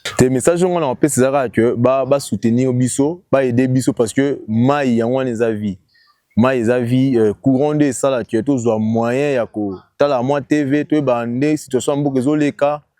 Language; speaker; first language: Lingala; native; Lingala